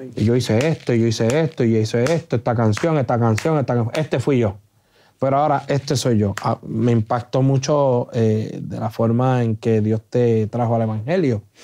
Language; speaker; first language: Spanish; native; Spanish